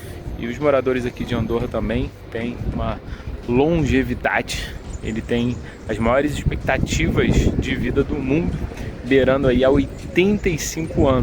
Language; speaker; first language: Portuguese; native; Portuguese